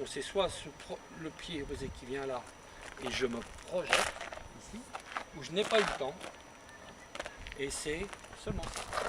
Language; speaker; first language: French; native; French